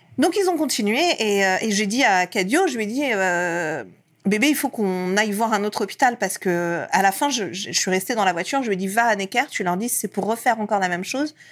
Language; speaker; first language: French; early bilingual, other home language; Persian